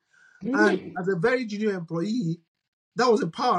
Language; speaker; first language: English; non-native, local second language; Igbo